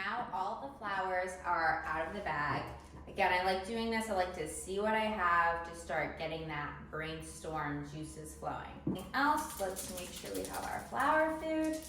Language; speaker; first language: English; native; English